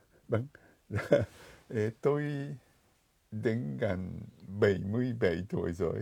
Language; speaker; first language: Vietnamese; non-native, fluent; Japanese